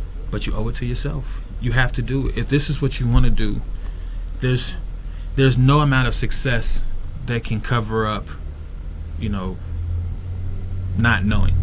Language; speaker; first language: English; early bilingual, other home language; Spanish